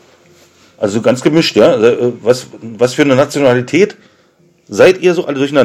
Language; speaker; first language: German; native; German